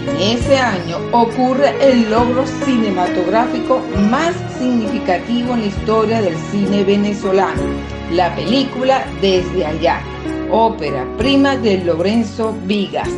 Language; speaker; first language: Spanish; native; Spanish